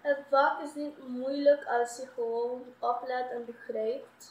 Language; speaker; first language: Dutch; non-native, local second language; Papiamento